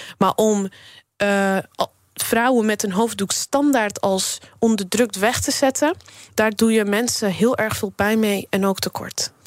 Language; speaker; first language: Dutch; early bilingual, other home language; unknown